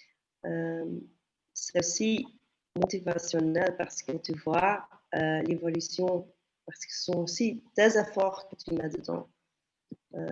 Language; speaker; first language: French; non-native, local second language; Dutch